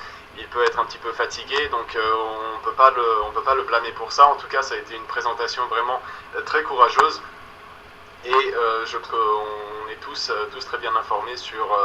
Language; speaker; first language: French; native; French